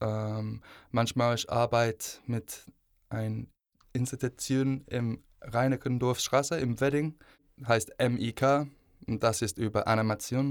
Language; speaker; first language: German; non-native, learner; English